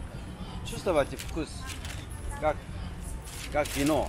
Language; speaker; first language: Russian; non-native, learner; Korean